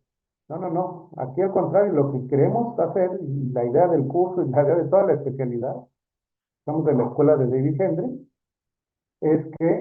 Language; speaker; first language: Spanish; native; Spanish